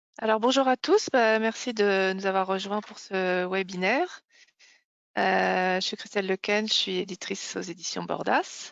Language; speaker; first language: French; native; French